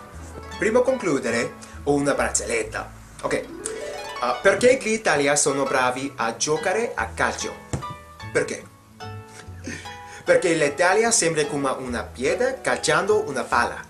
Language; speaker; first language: Italian; non-native, learner; English